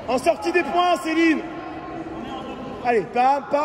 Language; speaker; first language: French; native; French